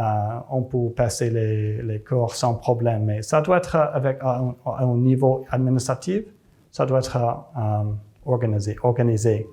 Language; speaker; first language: French; non-native, learner; English